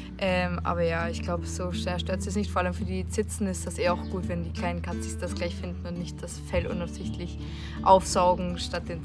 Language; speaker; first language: German; native; German